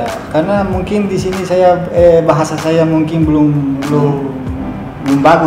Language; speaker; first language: Indonesian; non-native, fluent; Spanish